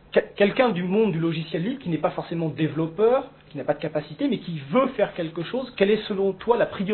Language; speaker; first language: French; native; French